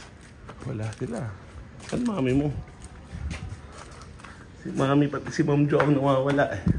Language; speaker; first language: Filipino; native; Filipino